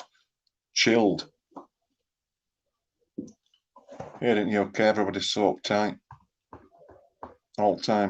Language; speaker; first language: English; native; English